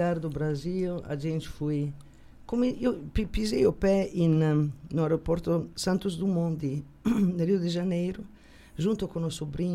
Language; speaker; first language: Portuguese; non-native, fluent; Italian